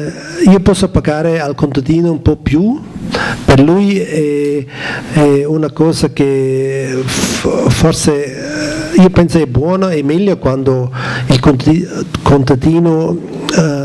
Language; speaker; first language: Italian; non-native, learner; German